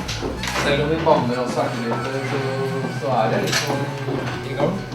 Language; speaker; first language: Norwegian; native; Norwegian